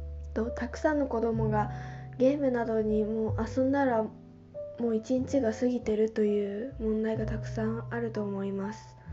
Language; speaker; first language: Japanese; non-native, fluent; Chinese